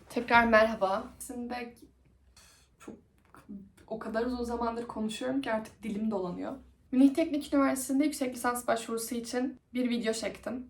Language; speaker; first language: Turkish; native; Turkish